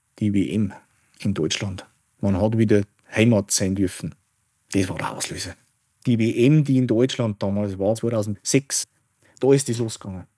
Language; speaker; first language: German; native; German